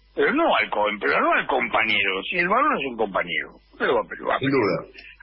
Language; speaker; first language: Spanish; native; Spanish